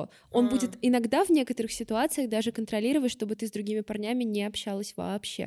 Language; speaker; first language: Russian; native; Russian